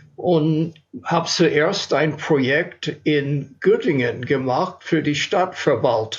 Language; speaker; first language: German; non-native, fluent; English